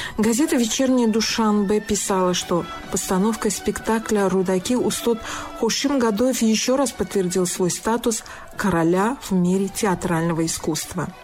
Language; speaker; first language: Russian; non-native, local second language; Tajik